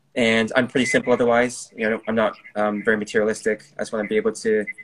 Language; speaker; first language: English; native; English